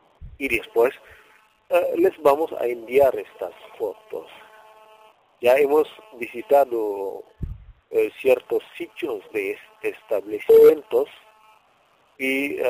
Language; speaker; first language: Spanish; non-native, fluent; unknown